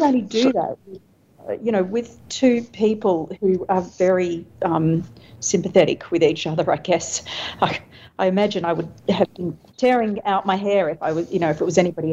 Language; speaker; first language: English; native; English